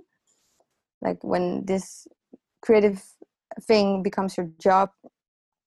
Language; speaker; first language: English; non-native, fluent; Dutch